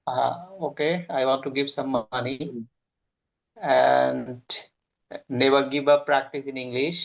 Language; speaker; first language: English; non-native, learner; Bangla